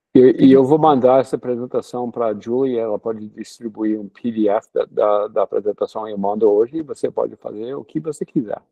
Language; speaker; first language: Portuguese; early bilingual, other home language; English